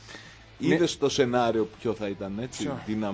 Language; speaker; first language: Greek; native; Greek